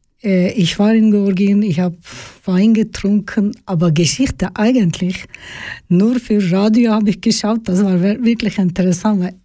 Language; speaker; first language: German; non-native, learner; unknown